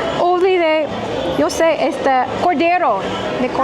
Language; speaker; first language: Spanish; non-native, learner; English